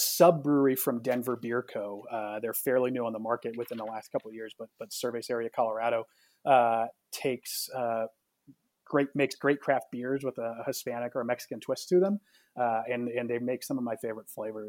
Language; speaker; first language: English; native; English